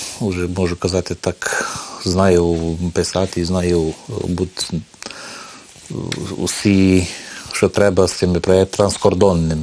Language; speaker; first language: Ukrainian; early bilingual, heritage; Ukrainian